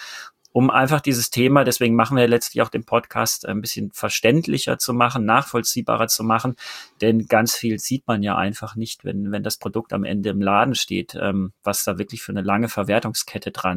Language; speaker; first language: German; native; German